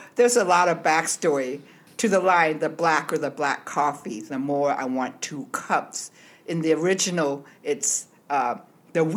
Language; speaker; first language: English; early bilingual, other home language; Cantonese